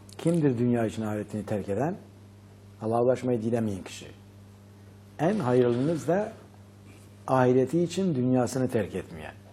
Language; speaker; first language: Turkish; native; Turkish